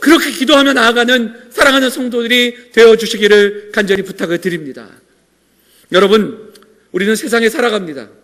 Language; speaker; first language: Korean; native; Korean